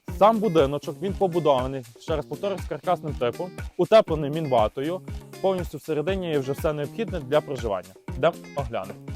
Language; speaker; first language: Ukrainian; native; Ukrainian